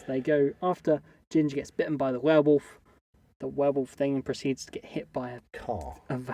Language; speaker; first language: English; native; English